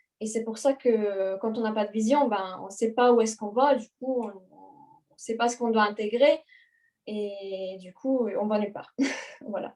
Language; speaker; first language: French; non-native, fluent; Hungarian